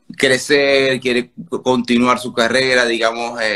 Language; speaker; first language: Spanish; native; Spanish